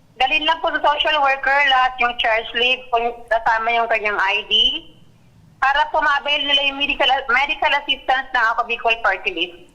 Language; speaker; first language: Filipino; non-native, local second language; Bikol